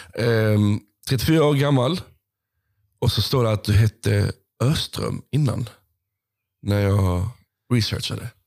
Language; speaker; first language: Swedish; early bilingual, other home language; Arabic